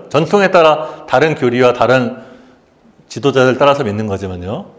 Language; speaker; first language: Korean; native; Korean